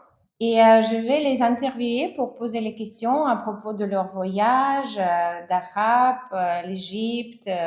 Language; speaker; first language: French; non-native, fluent; Russian